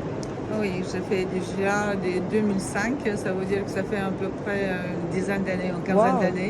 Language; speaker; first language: French; non-native, fluent; Romanian